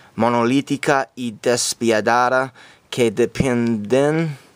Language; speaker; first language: Spanish; non-native, learner; English